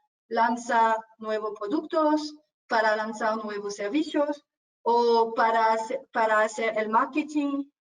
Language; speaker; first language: Spanish; non-native, fluent; French